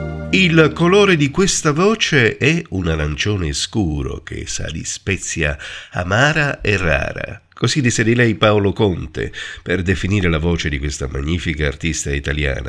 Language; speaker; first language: Italian; native; Italian